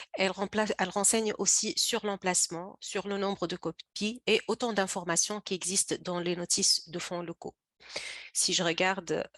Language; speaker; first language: French; native; French